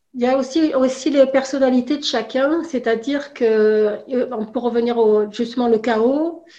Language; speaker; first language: French; native; French